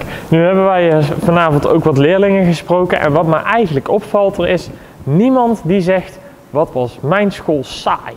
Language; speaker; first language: Dutch; native; Dutch